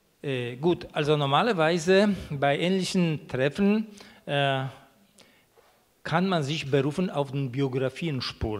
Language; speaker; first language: German; non-native, fluent; Polish